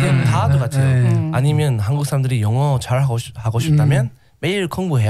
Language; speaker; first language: Korean; non-native, learner; English